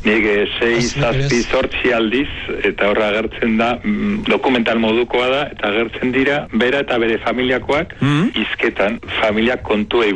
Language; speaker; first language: Basque; native; Basque